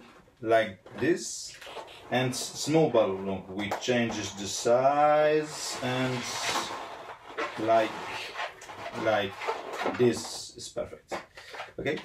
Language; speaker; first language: English; non-native, learner; Italian